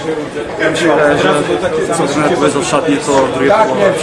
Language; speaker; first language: Polish; non-native, learner; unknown